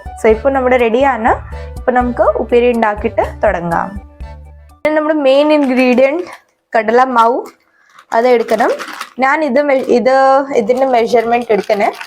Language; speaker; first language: Malayalam; non-native, fluent; Hindi